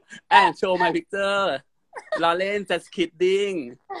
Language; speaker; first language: English; non-native, learner; Thai